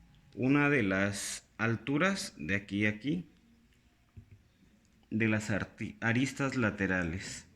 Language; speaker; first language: Spanish; native; Spanish